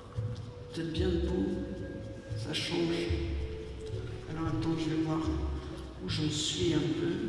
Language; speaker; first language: French; native; French